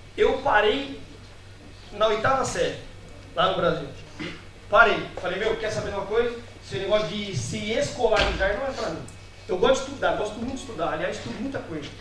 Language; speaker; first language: Portuguese; native; Portuguese